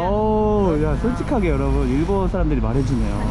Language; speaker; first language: Japanese; non-native, learner; Korean